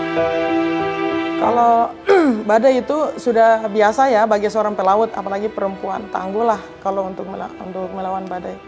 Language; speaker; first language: Indonesian; native; Indonesian